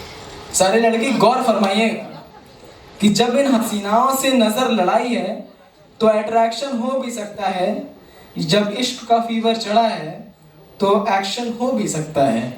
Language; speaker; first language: Hindi; native; Hindi